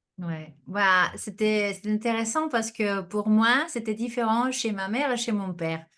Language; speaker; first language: French; non-native, fluent; Spanish